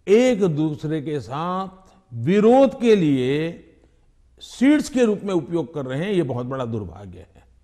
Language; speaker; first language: Hindi; non-native, local second language; Gujarati